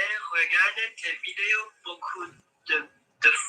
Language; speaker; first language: French; non-native, learner; Turkish